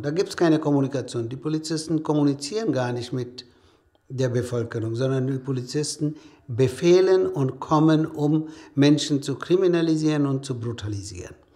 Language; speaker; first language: German; non-native, fluent; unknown